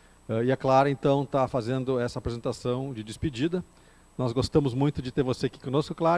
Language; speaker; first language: Portuguese; native; Portuguese